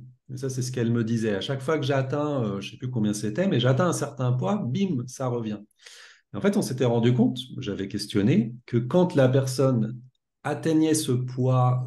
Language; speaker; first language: French; native; French